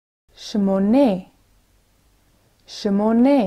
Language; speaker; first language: Hebrew; non-native, fluent; English